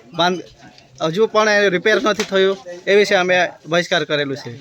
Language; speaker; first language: Gujarati; non-native, local second language; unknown